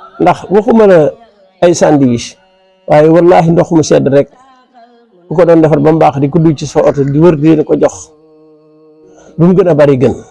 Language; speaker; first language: Wolof; native; Wolof